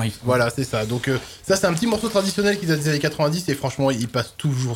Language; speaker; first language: French; native; French